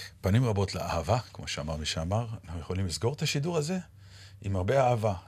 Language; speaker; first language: Hebrew; native; Hebrew